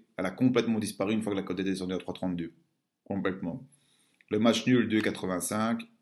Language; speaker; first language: French; native; French